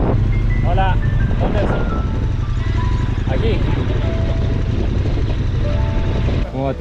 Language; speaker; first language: Spanish; non-native, fluent; English